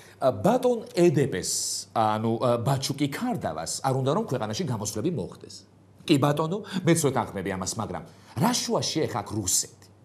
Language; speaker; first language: Georgian; native; Georgian